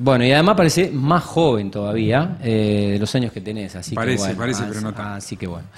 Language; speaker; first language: Spanish; native; Spanish